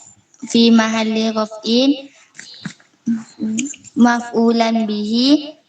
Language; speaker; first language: Arabic; non-native, learner; Indonesian